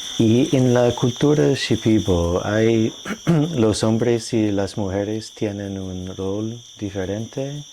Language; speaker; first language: Spanish; non-native, fluent; English